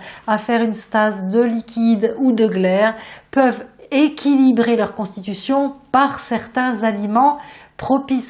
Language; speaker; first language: French; native; French